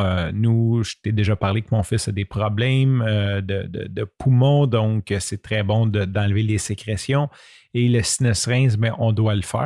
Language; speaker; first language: French; native; French